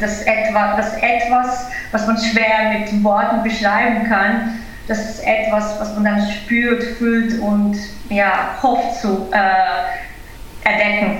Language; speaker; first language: German; non-native, fluent; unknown